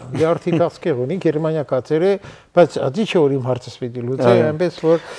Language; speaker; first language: Armenian; early bilingual, heritage; Armenian